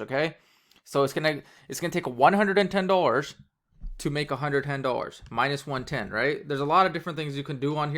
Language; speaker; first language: English; native; English